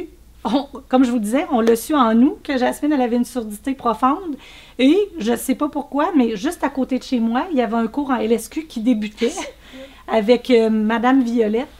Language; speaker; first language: French; native; French